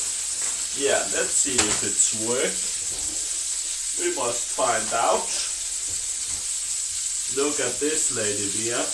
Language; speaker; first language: English; non-native, learner; Danish